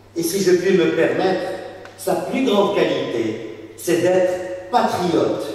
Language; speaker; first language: French; non-native, local second language; Arabic